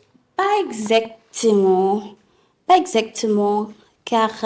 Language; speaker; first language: French; non-native, fluent; Southern Sotho